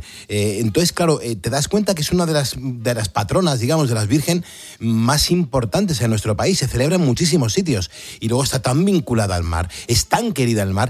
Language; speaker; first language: Spanish; native; Spanish